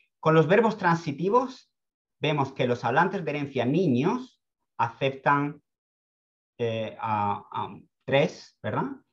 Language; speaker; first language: Spanish; native; Spanish